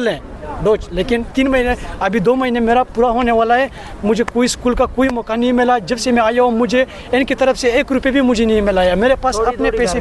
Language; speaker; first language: Hindi; non-native, fluent; Pashto